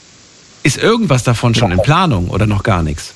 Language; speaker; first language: German; native; German